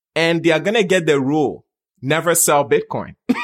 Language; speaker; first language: English; non-native, local second language; Akan